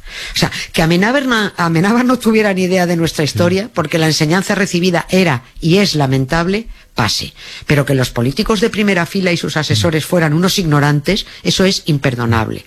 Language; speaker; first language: Spanish; native; Spanish